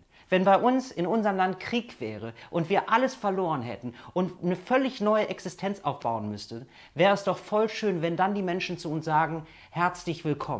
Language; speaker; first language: German; native; German